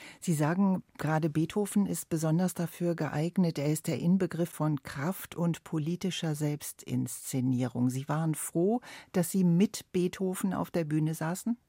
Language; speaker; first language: German; native; German